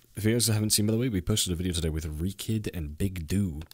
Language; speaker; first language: English; native; English